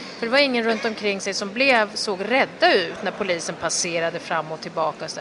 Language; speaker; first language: Swedish; early bilingual, other home language; Kurdish